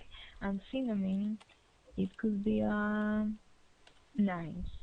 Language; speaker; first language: English; non-native, learner; Spanish